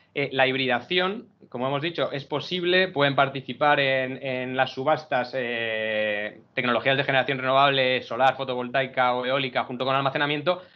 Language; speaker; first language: Spanish; native; Spanish